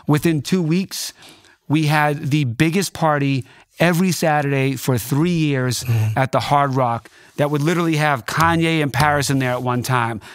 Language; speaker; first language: English; native; English